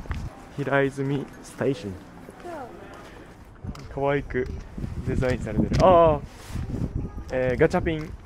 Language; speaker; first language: Japanese; native; Japanese